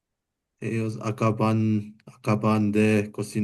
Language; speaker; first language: Spanish; non-native, learner; English